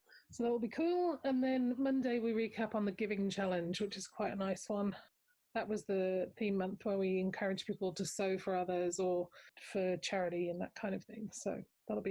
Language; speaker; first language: English; native; English